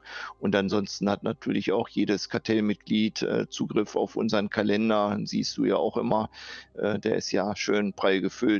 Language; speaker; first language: German; native; German